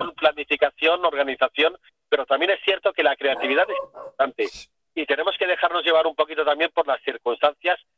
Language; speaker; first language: Spanish; native; Spanish